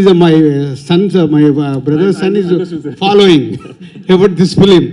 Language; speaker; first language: Telugu; native; Telugu